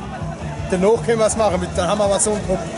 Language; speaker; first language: German; native; German